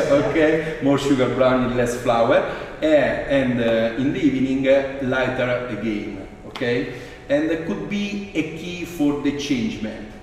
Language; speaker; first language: English; non-native, fluent; Italian